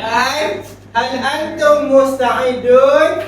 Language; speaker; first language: Arabic; non-native, learner; Malay